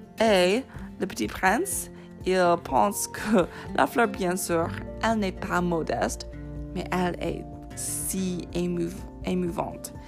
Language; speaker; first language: French; non-native, fluent; English